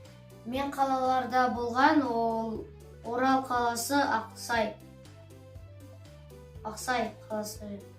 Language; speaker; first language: Kazakh; non-native, local second language; Russian